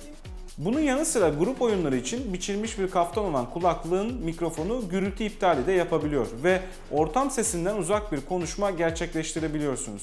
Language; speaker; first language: Turkish; native; Turkish